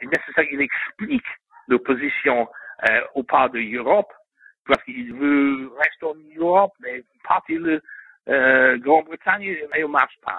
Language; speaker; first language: French; non-native, learner; English